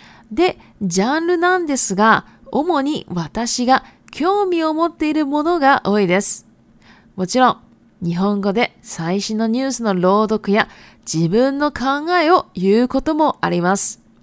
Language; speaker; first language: Japanese; native; Japanese